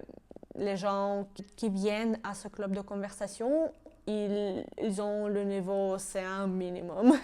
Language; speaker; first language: French; non-native, fluent; Georgian